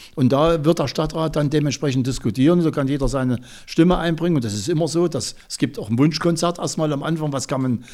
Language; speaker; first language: German; native; German